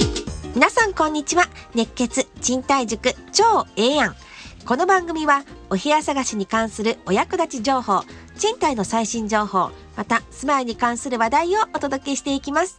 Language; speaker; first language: Japanese; native; Japanese